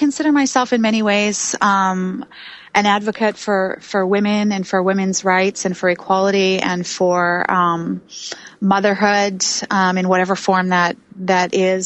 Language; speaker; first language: English; native; English